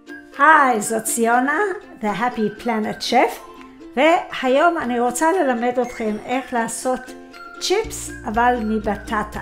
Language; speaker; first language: Hebrew; non-native, fluent; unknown